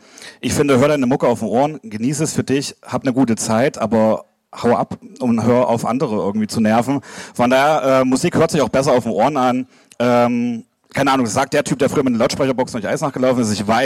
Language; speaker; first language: German; native; German